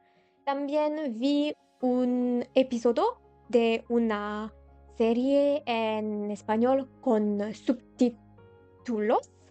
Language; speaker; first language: Spanish; non-native, learner; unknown